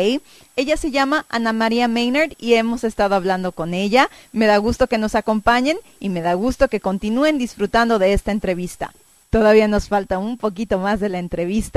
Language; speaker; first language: Spanish; native; Spanish